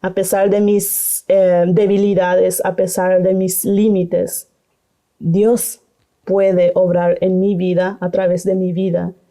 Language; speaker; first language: Spanish; non-native, local second language; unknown